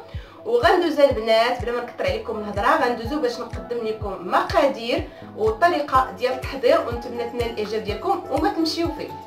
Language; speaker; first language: Arabic; native; Arabic